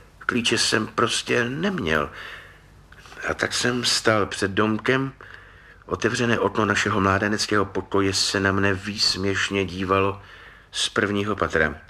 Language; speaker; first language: Czech; native; Czech